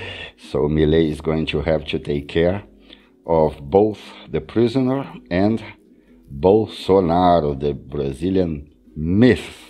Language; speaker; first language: English; non-native, fluent; Portuguese